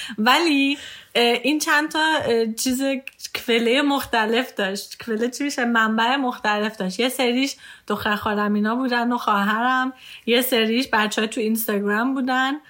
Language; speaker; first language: Persian; early bilingual, heritage; Persian